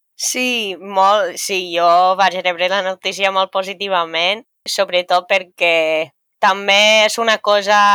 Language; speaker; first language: Catalan; non-native, fluent; English